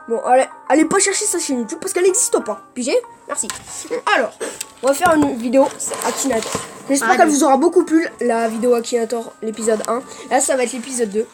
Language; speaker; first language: French; native; French